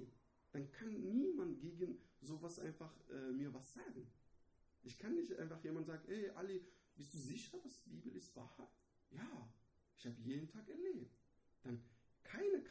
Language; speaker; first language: German; non-native, learner; Persian